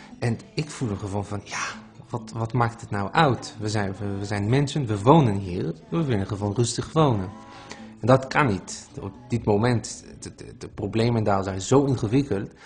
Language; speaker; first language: Dutch; non-native, fluent; Hebrew